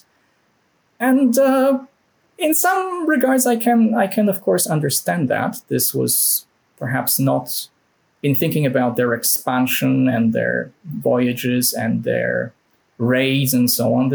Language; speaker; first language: English; non-native, fluent; Polish